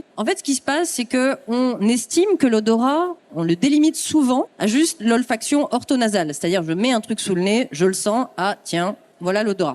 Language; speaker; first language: French; native; French